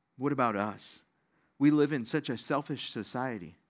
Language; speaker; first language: English; native; English